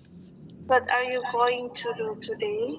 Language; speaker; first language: English; non-native, fluent; Indonesian